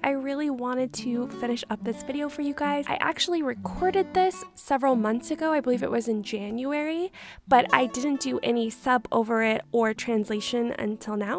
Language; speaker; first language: English; native; English